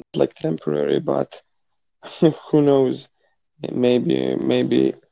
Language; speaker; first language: English; non-native, fluent; Croatian